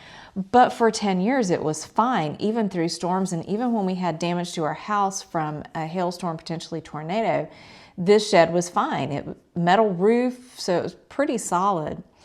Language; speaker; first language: English; native; English